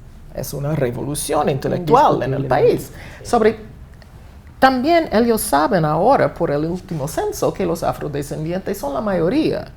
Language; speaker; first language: Spanish; non-native, fluent; English